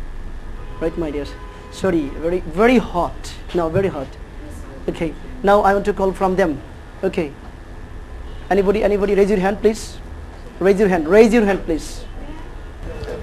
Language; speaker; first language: English; non-native, fluent; Bangla